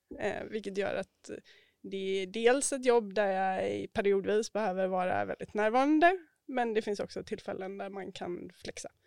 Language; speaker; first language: Swedish; native; Swedish